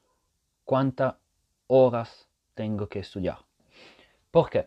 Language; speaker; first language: Spanish; non-native, fluent; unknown